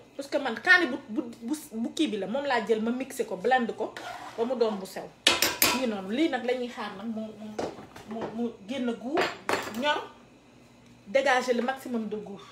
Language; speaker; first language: French; non-native, local second language; Wolof